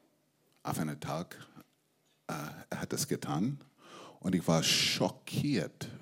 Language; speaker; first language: German; non-native, fluent; English